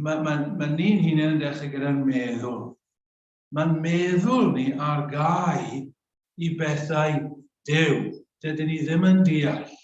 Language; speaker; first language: Welsh; native; Welsh